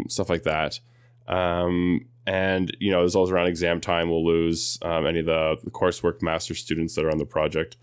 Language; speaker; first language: English; native; English